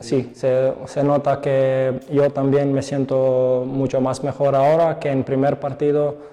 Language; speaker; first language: Spanish; non-native, learner; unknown